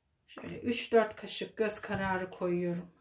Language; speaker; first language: Turkish; native; Turkish